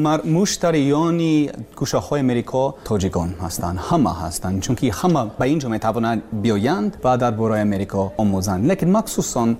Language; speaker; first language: Persian; non-native, learner; English